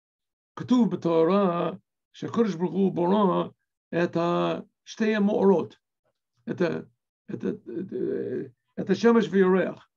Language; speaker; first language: Hebrew; non-native, fluent; English